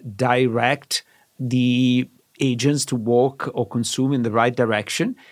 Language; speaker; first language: English; non-native, fluent; Italian